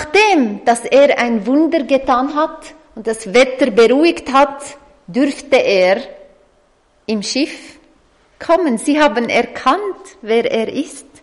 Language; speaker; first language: German; non-native, fluent; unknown